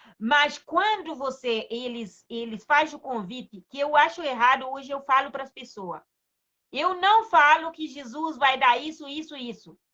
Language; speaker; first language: Portuguese; non-native, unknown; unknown